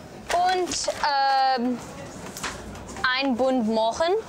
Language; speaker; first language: German; non-native, learner; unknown